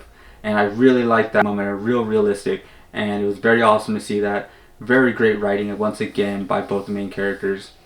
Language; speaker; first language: English; native; English